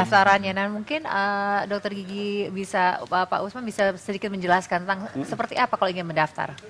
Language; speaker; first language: Indonesian; native; Indonesian